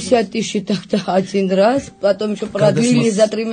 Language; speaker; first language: Russian; non-native, fluent; Georgian